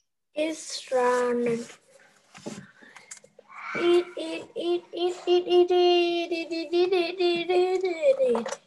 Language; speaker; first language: English; non-native, learner; Vietnamese